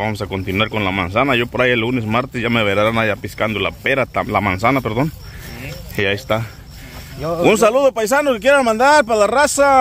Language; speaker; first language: Spanish; native; Spanish